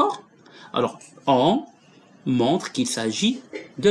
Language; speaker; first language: French; non-native, local second language; Arabic